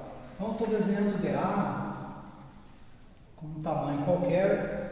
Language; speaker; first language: Portuguese; native; Portuguese